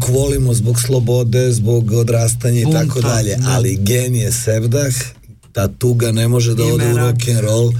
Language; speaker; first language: Serbian; native; Serbian